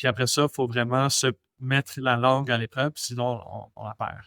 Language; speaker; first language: French; non-native, local second language; English